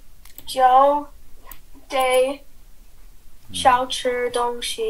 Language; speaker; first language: Chinese; non-native, learner; English